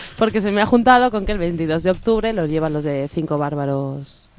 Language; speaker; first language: Spanish; native; Spanish